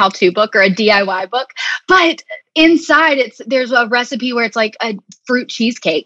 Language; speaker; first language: English; native; English